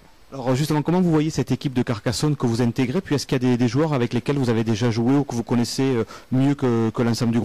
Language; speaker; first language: French; native; French